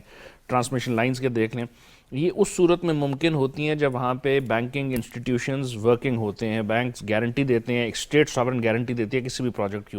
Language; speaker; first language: Urdu; native; Urdu